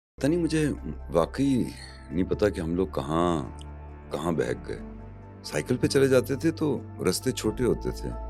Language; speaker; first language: Urdu; native; Urdu